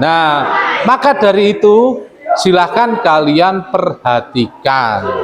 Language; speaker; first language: Indonesian; native; Indonesian